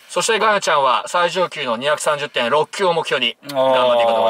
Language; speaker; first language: Japanese; native; Japanese